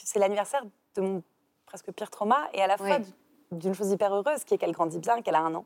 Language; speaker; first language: French; native; French